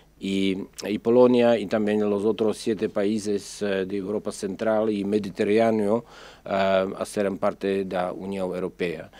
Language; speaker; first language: Spanish; non-native, fluent; Czech